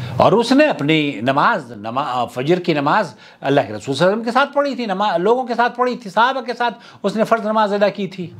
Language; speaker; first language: Urdu; native; Urdu